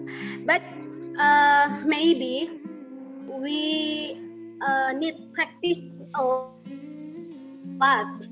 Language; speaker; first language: English; non-native, learner; Indonesian